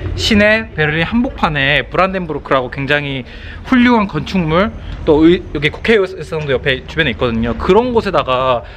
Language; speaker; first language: Korean; native; Korean